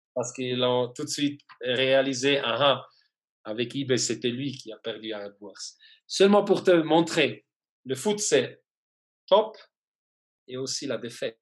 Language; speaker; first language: French; non-native, fluent; German